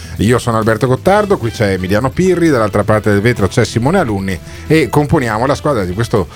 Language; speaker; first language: Italian; native; Italian